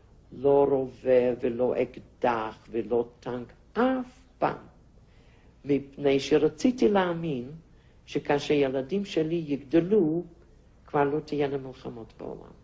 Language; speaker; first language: Hebrew; non-native, fluent; Yiddish